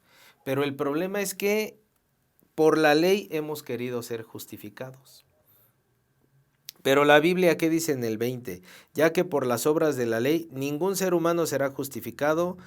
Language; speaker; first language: Spanish; native; Spanish